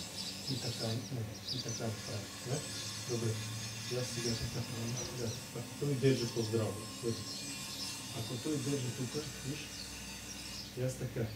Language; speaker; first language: Bulgarian; non-native, learner; Russian